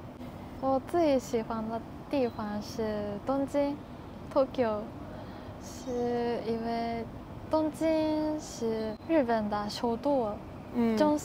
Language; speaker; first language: Chinese; non-native, learner; Japanese